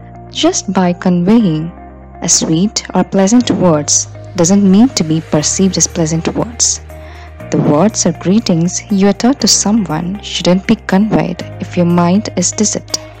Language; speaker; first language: English; non-native, local second language; Tamil